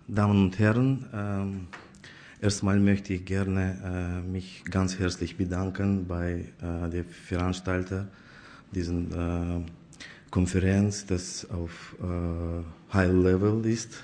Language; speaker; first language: German; non-native, fluent; Azerbaijani